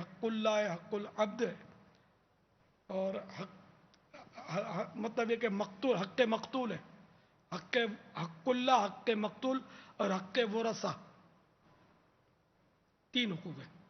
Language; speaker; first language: Urdu; native; Urdu